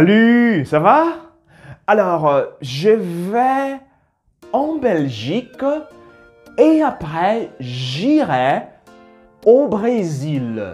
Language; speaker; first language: French; non-native, fluent; Portuguese